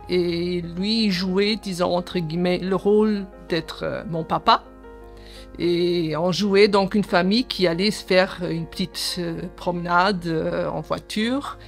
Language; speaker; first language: French; early bilingual, other home language; Portuguese